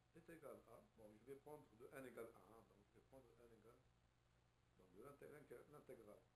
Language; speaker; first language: French; non-native, local second language; Arabic